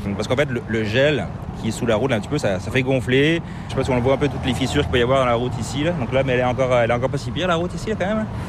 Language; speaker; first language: French; native; French